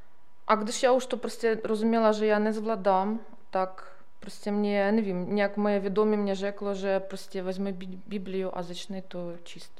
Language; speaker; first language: Czech; non-native, learner; Ukrainian